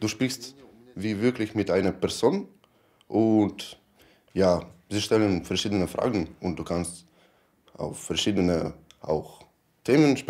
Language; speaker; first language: German; non-native, learner; Ukrainian